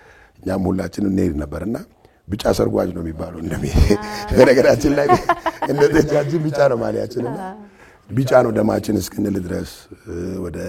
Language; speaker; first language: Amharic; non-native, local second language; Tigrinya